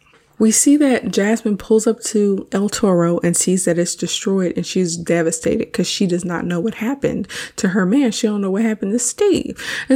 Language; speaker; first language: English; native; English